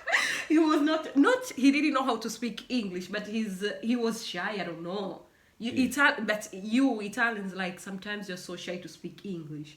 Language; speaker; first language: English; non-native, local second language; Swahili